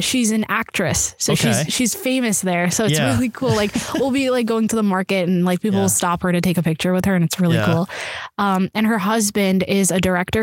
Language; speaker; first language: English; early bilingual, other home language; Urdu